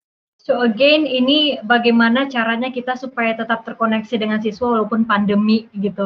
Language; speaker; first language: Indonesian; native; Indonesian